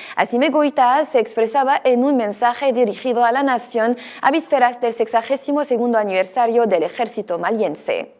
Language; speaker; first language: Spanish; non-native, fluent; Arabic